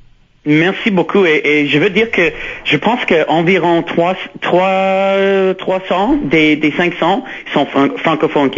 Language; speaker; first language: French; non-native, local second language; English